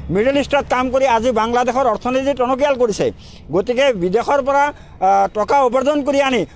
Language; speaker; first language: Assamese; non-native, local second language; Bangla